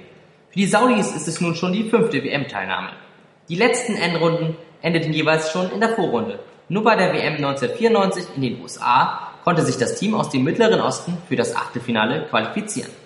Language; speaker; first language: German; native; German